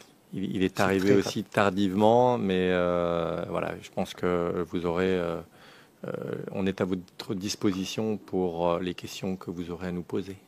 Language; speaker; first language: French; native; French